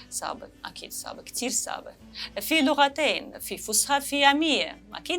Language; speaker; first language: Arabic; non-native, learner; Russian